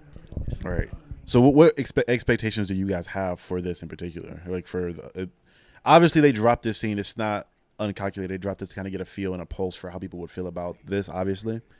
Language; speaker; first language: English; native; English